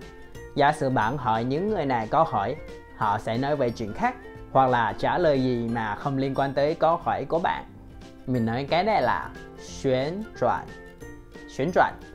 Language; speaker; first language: Vietnamese; non-native, fluent; Chinese